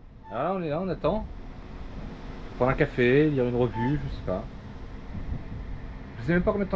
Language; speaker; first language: French; native; French